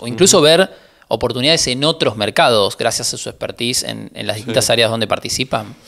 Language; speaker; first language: Spanish; native; Spanish